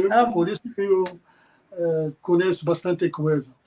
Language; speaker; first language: Portuguese; non-native, fluent; Arabic